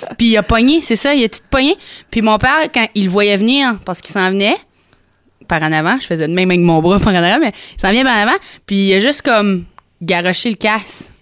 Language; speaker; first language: French; native; French